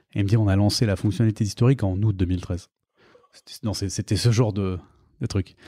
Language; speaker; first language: French; native; French